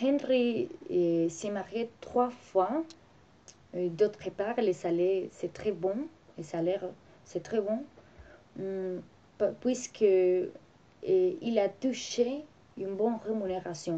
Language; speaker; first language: French; non-native, learner; Spanish